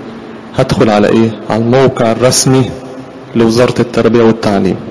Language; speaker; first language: Arabic; native; Arabic